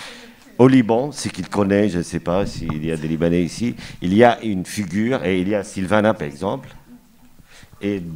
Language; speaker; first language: French; non-native, fluent; Arabic